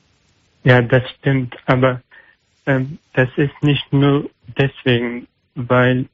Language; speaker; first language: German; non-native, learner; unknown